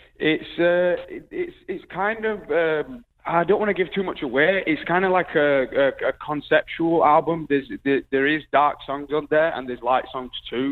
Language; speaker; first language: English; native; English